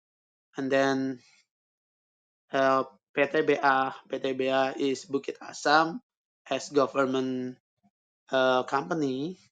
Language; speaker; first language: English; non-native, learner; Indonesian